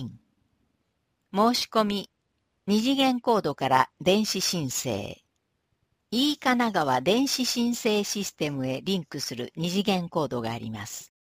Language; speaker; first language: Japanese; native; Japanese